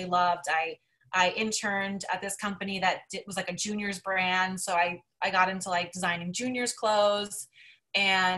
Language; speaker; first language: English; native; English